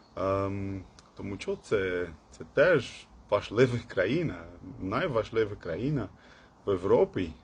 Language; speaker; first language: Ukrainian; non-native, learner; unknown